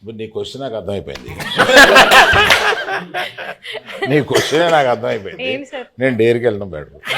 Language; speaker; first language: Telugu; native; Telugu